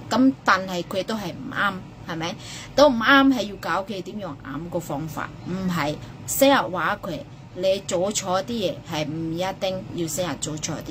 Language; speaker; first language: Cantonese; non-native, fluent; Indonesian